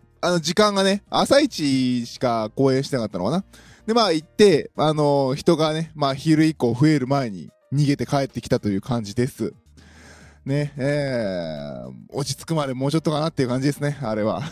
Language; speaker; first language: Japanese; native; Japanese